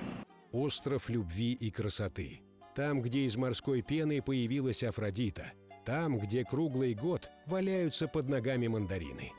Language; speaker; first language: Russian; native; Russian